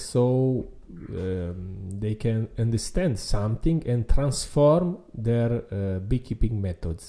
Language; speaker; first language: English; non-native, fluent; Italian